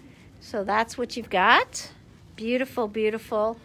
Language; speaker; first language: English; native; English